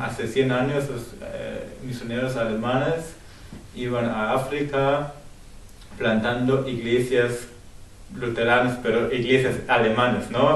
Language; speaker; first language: Spanish; non-native, fluent; German